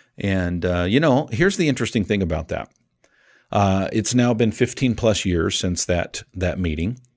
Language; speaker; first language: English; native; English